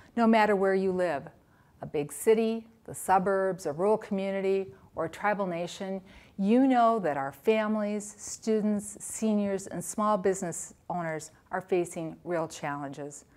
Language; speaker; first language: English; native; English